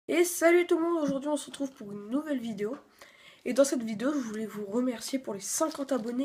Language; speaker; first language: French; native; French